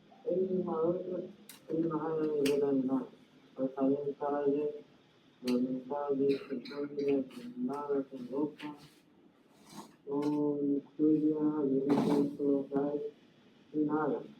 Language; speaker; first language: Spanish; non-native, learner; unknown